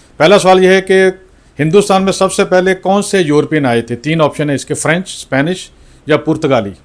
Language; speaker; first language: Urdu; native; Urdu